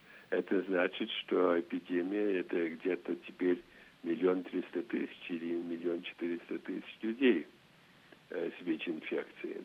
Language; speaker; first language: Russian; non-native, fluent; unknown